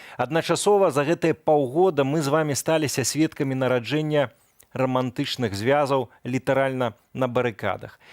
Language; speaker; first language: Belarusian; native; Belarusian